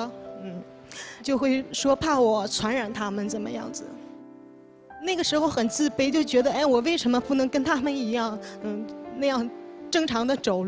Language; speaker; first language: Chinese; native; Chinese